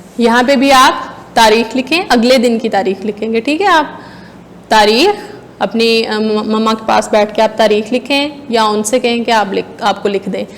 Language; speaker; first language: Hindi; non-native, local second language; Punjabi